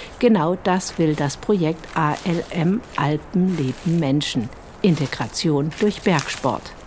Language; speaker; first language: German; native; German